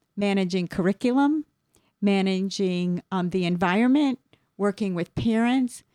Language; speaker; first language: English; native; English